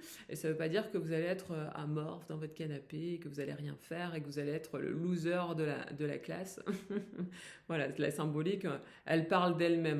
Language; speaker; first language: French; native; French